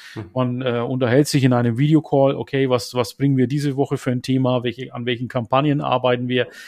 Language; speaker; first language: German; early bilingual, other home language; Turkish